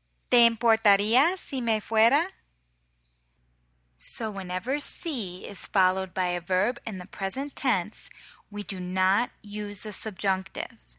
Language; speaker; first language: English; native; English